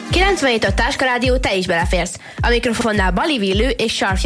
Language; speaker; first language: Hungarian; native; Hungarian